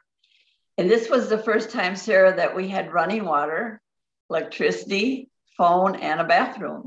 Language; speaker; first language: English; native; English